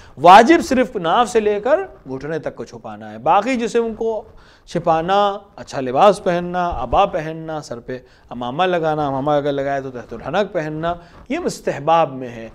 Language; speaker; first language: Urdu; native; Urdu